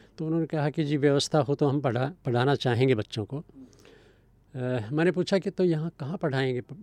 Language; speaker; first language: Hindi; native; Hindi